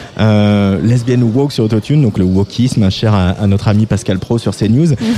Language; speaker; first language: French; native; French